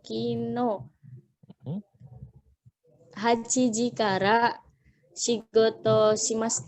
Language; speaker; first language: Japanese; non-native, learner; Indonesian